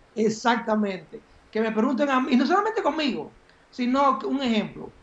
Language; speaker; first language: Spanish; native; Spanish